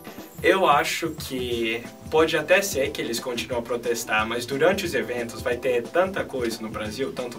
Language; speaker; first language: Portuguese; early bilingual, heritage; Portuguese